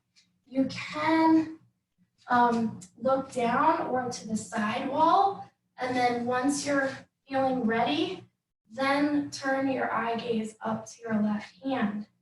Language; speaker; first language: English; native; English